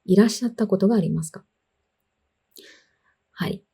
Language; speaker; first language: Japanese; non-native, fluent; Sinhala